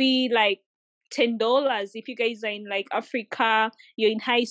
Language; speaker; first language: English; non-native, local second language; Ganda